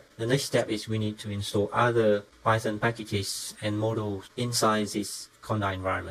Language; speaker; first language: English; non-native, fluent; Vietnamese